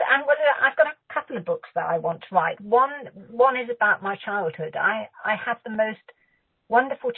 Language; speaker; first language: English; native; English